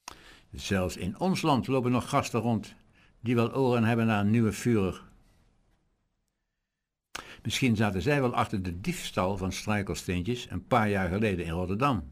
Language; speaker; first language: Dutch; native; Dutch